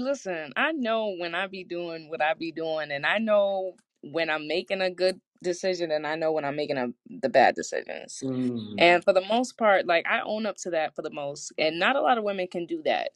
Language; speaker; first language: English; native; English